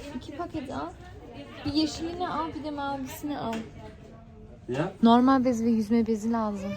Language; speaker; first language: Turkish; early bilingual, heritage; Turkish